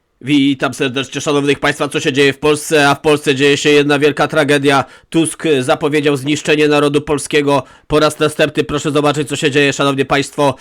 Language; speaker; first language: Polish; native; Polish